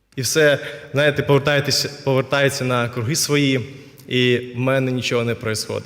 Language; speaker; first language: Ukrainian; non-native, local second language; Russian